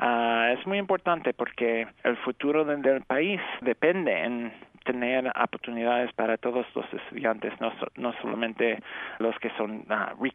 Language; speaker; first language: Spanish; early bilingual, heritage; English